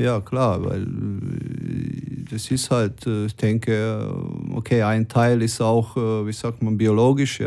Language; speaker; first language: German; non-native, fluent; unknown